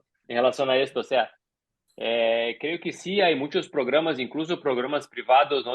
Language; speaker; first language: Spanish; non-native, fluent; Portuguese